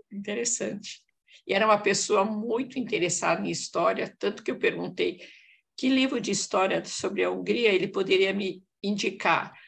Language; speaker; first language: Portuguese; early bilingual, other home language; Hungarian